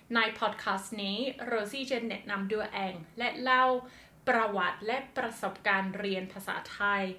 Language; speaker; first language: Thai; non-native, fluent; English